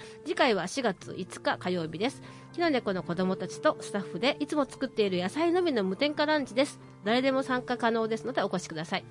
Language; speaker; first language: Japanese; native; Japanese